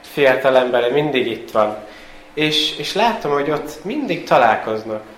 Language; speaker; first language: Hungarian; early bilingual, heritage; Hungarian